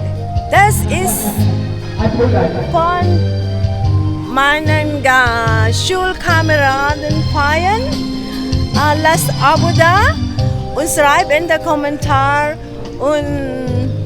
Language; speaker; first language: German; non-native, learner; Filipino